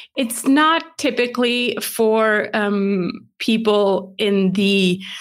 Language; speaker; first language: English; non-native, fluent; Swiss German